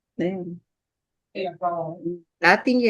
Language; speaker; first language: English; non-native, learner; Spanish